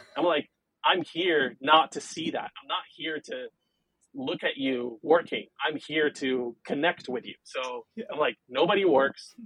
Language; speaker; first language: English; non-native, fluent; Arabic